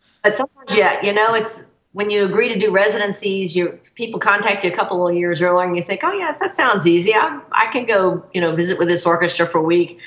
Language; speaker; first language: English; native; English